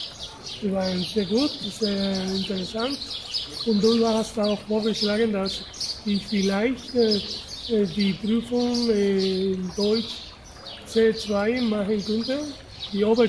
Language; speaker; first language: German; non-native, fluent; Spanish